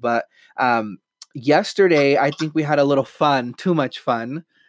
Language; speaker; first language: English; early bilingual, other home language; Spanish